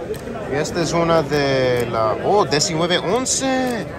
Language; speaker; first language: Spanish; early bilingual, heritage; English